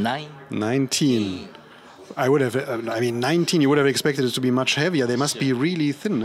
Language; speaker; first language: English; non-native, fluent; German